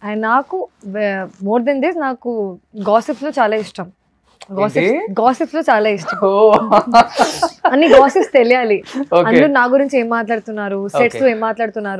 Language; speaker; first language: Telugu; non-native, local second language; Hindi